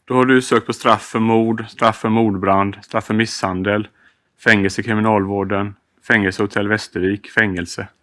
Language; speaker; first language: Swedish; native; Swedish